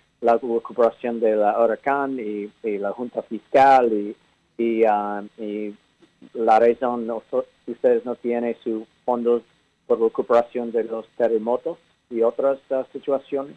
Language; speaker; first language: Spanish; early bilingual, heritage; English